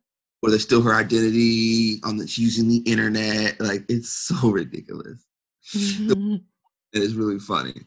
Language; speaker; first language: English; native; English